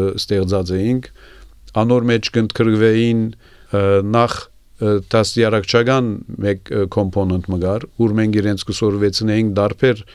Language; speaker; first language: Armenian; early bilingual, heritage; Armenian